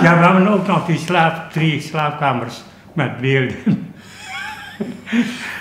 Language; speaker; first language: Dutch; early bilingual, other home language; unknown